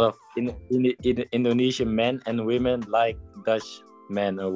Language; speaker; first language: English; non-native, fluent; Dutch